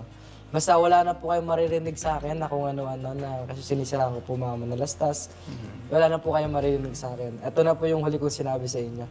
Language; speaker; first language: Filipino; native; Filipino